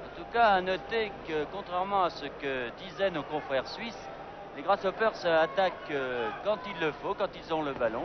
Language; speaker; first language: French; native; French